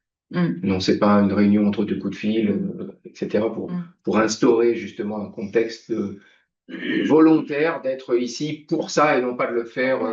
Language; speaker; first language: French; native; French